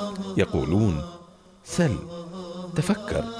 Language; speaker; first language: Arabic; native; Arabic